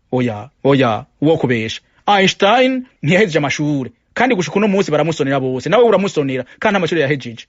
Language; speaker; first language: Rundi; native; Rundi